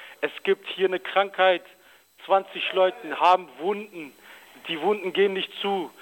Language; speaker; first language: German; early bilingual, other home language; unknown